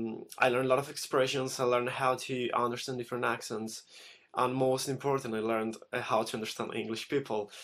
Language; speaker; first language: English; non-native, fluent; Spanish